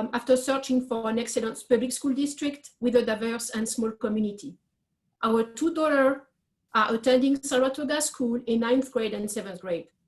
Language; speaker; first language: English; non-native, fluent; French